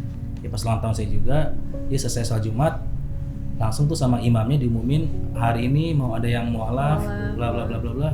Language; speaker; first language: Indonesian; native; Indonesian